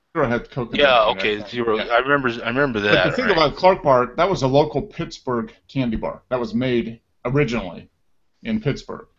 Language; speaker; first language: English; native; English